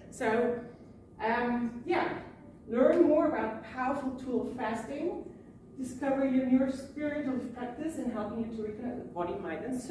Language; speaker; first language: English; non-native, fluent; German